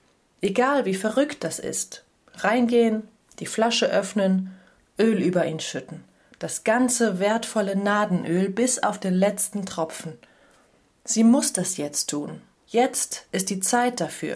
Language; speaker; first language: German; native; German